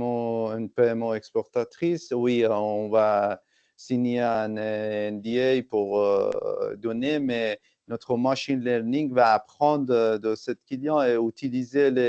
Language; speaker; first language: French; non-native, fluent; Persian